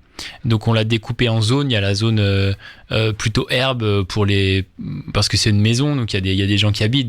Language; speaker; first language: French; native; French